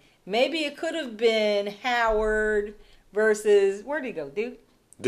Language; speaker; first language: English; native; English